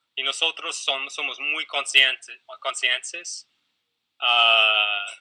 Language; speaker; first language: Spanish; non-native, fluent; English